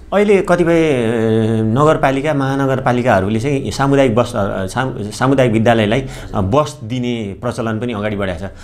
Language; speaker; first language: Nepali; native; Nepali